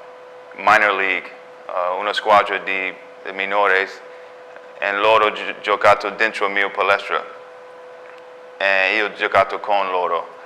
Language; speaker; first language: Italian; non-native, learner; English